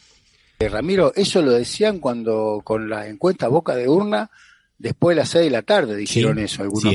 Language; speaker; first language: Spanish; native; Spanish